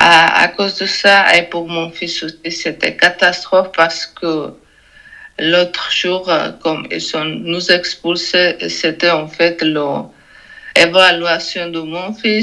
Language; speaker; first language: French; non-native, learner; Georgian